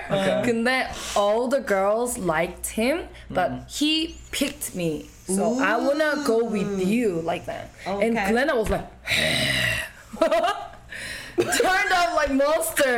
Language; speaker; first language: English; non-native, fluent; Korean